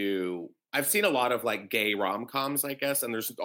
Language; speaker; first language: English; native; English